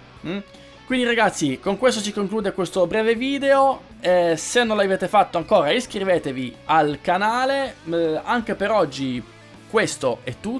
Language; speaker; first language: Italian; native; Italian